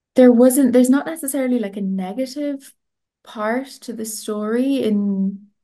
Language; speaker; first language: English; non-native, fluent; Italian